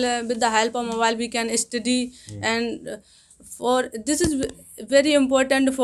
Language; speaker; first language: English; non-native, learner; Hindi